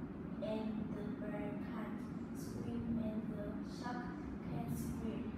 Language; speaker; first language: English; non-native, learner; Vietnamese